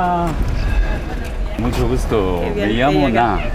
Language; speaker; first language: Spanish; non-native, learner; Korean